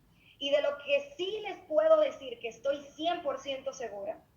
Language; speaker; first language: Spanish; native; Spanish